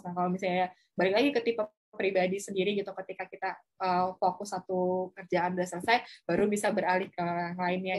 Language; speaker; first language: Indonesian; native; Indonesian